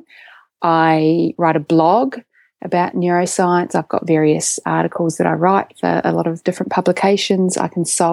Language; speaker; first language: English; native; English